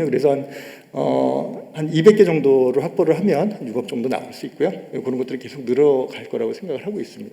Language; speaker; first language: Korean; native; Korean